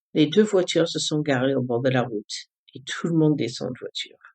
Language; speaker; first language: French; early bilingual, other home language; English